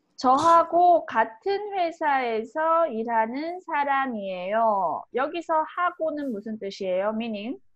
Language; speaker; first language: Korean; native; Korean